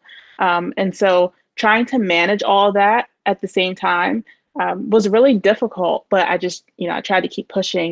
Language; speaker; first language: English; native; English